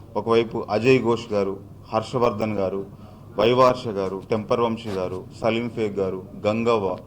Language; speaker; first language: Telugu; native; Telugu